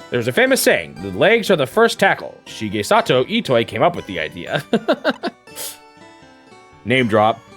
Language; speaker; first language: English; native; English